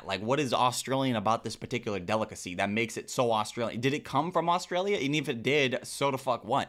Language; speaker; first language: English; native; English